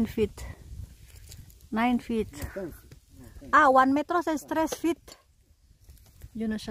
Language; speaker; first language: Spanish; non-native, learner; Indonesian